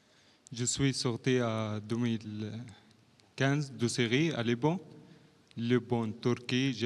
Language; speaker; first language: French; non-native, learner; Arabic